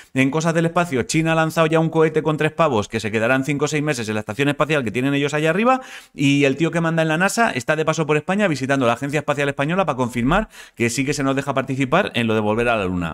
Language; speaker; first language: Spanish; native; Spanish